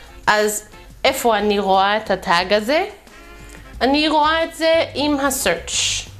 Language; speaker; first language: Hebrew; non-native, fluent; English